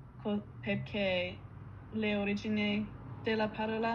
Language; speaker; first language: Italian; non-native, learner; English